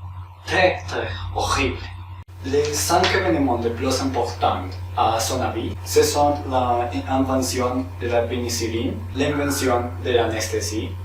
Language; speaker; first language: French; non-native, learner; Spanish